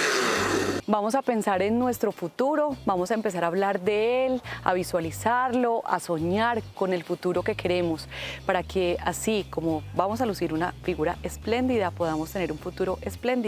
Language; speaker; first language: Spanish; native; Spanish